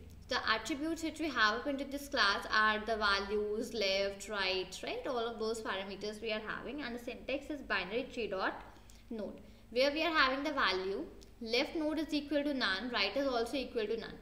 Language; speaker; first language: English; non-native, local second language; Hindi